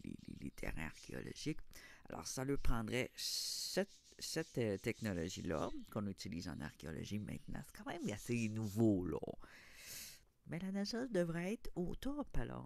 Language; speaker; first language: French; native; French